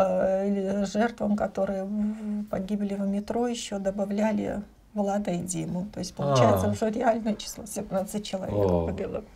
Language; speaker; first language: Russian; native; Russian